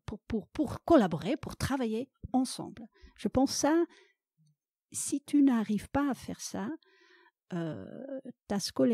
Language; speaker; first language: French; non-native, fluent; Dutch